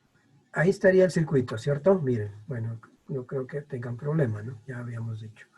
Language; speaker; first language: Spanish; native; Spanish